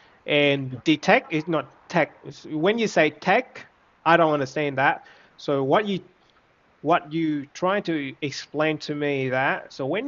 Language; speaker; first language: English; non-native, fluent; Vietnamese